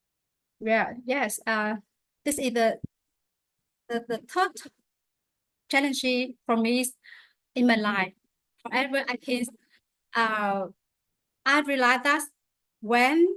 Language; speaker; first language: English; non-native, learner; Vietnamese